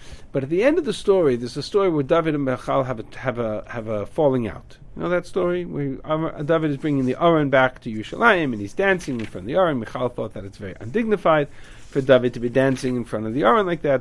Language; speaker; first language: English; native; English